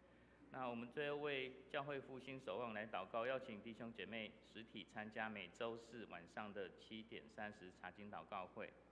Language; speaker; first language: Chinese; native; Chinese